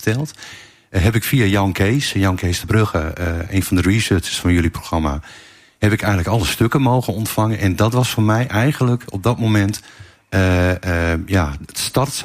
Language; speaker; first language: Dutch; native; Dutch